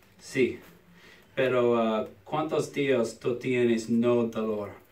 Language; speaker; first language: Spanish; non-native, learner; English